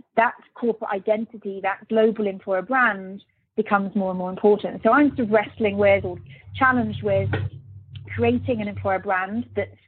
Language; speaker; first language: English; native; English